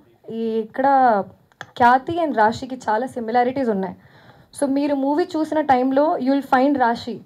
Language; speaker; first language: Telugu; non-native, fluent; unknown